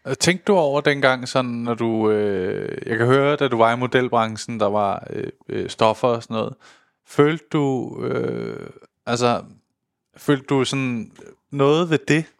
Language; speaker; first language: Danish; early bilingual, other home language; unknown